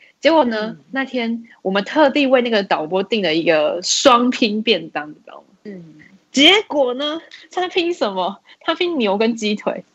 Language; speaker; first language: Chinese; native; Chinese